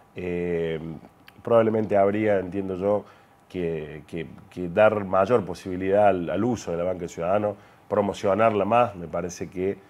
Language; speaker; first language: Spanish; native; Spanish